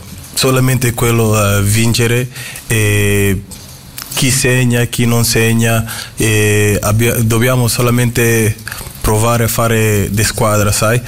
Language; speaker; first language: Italian; non-native, fluent; Portuguese